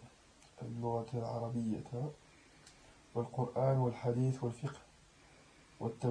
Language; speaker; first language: Arabic; non-native, learner; French